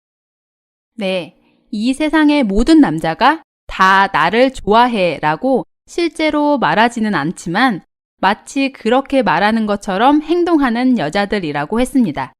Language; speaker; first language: Korean; native; Korean